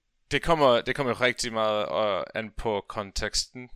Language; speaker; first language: Danish; non-native, learner; English